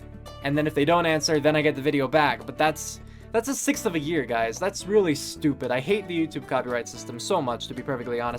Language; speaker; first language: English; native; English